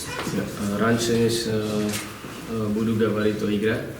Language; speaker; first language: Russian; non-native, learner; Czech